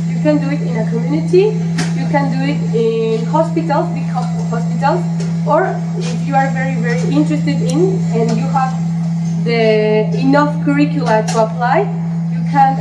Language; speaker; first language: English; non-native, fluent; Spanish